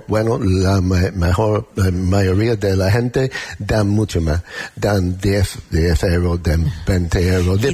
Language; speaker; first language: Spanish; non-native, learner; English